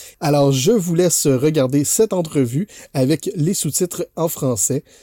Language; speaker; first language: French; native; French